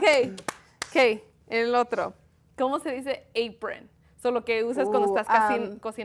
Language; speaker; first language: Spanish; early bilingual, heritage; Spanish